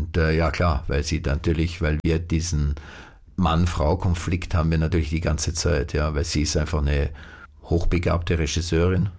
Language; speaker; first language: German; native; German